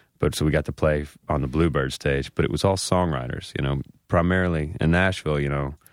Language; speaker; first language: English; native; English